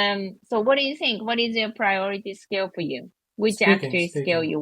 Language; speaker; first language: English; non-native, learner; Japanese